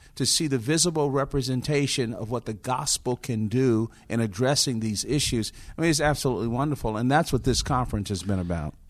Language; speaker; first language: English; native; English